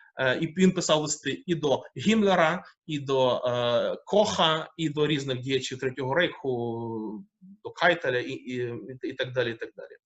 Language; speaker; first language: Ukrainian; native; Ukrainian